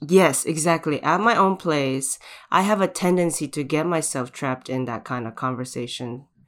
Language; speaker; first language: English; early bilingual, other home language; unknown